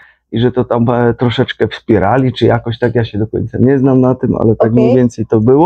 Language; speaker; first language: Polish; native; Polish